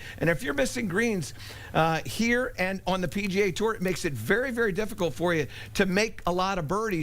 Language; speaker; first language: English; native; English